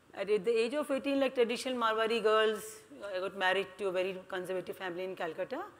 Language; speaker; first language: English; non-native, local second language; Hindi